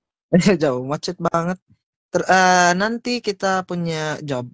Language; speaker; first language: Indonesian; non-native, learner; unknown